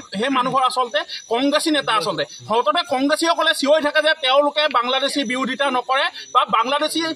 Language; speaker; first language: Assamese; native; Assamese